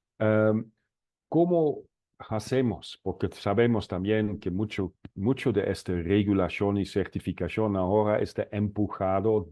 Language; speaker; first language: Spanish; non-native, fluent; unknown